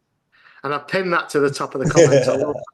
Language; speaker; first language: English; native; English